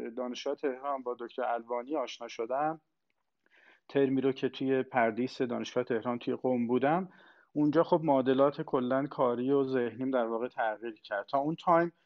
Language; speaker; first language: Persian; non-native, local second language; Azerbaijani